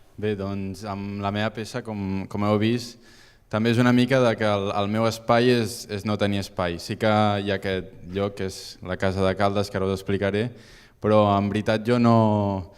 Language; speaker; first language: Catalan; early bilingual, other home language; Spanish